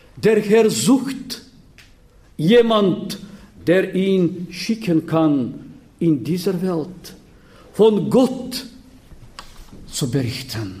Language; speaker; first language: German; non-native, fluent; Bulgarian